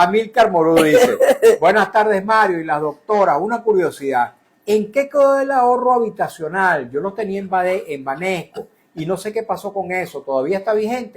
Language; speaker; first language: Spanish; native; Spanish